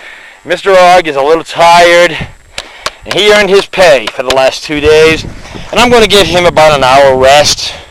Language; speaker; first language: English; native; English